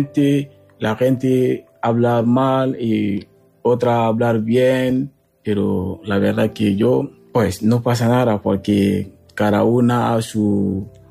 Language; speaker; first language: Spanish; non-native, learner; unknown